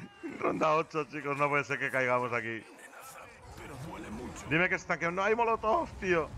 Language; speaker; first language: Spanish; native; Spanish